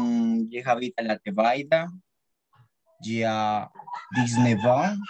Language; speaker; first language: French; non-native, learner; Spanish